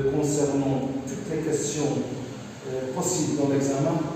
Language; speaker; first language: French; non-native, local second language; Arabic